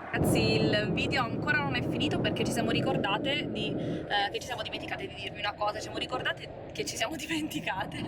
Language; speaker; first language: Italian; native; Italian